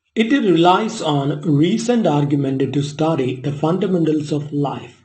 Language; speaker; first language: English; non-native, local second language; Malayalam